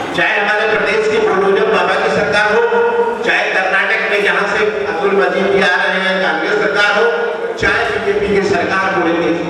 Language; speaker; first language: Hindi; native; Hindi